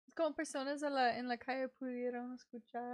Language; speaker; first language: Spanish; non-native, learner; English